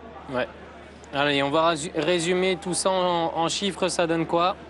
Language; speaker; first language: French; native; French